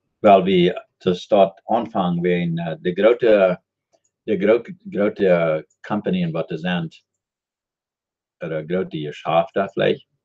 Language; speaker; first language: German; non-native, learner; Dutch